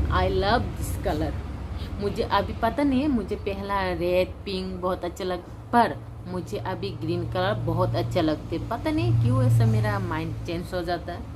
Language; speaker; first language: Hindi; non-native, local second language; Kok Borok